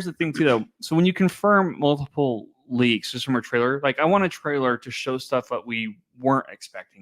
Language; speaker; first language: English; native; English